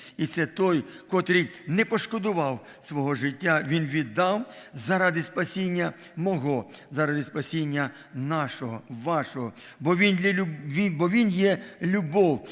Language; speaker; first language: Ukrainian; non-native, local second language; Russian